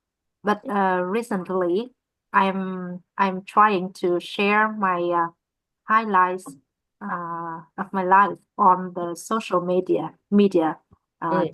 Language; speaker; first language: English; non-native, learner; Vietnamese